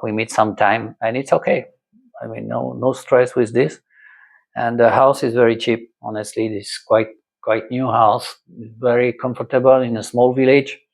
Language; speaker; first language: English; non-native, learner; French